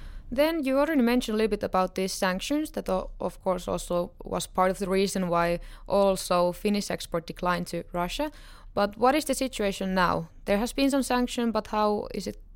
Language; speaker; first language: English; non-native, fluent; Finnish